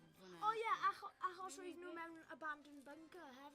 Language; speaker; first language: Welsh; non-native, local second language; English